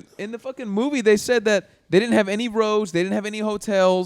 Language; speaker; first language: English; native; English